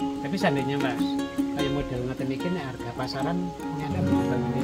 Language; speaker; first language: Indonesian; non-native, local second language; Javanese